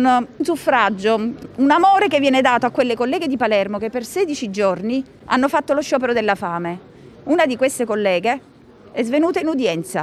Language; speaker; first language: Italian; native; Italian